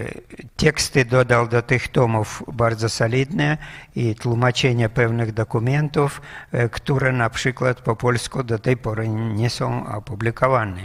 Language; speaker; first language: Polish; non-native, fluent; Russian